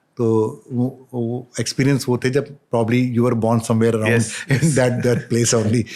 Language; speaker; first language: Hindi; native; Hindi